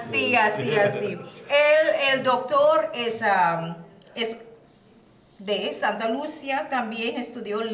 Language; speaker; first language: Spanish; non-native, learner; English